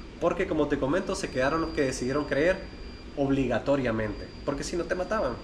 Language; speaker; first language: Spanish; native; Spanish